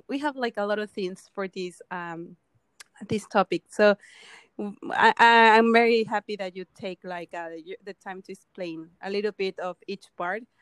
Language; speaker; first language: English; non-native, fluent; Spanish